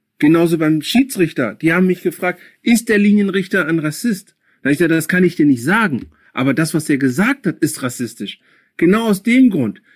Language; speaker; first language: German; early bilingual, other home language; Akan